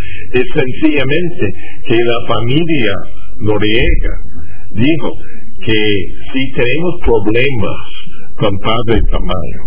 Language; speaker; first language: Spanish; non-native, fluent; English